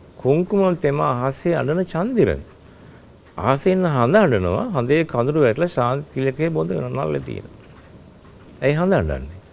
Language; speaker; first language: Sinhala; native; Sinhala